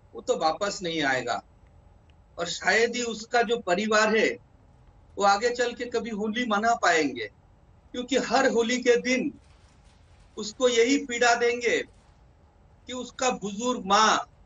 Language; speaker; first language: Hindi; non-native, local second language; Bangla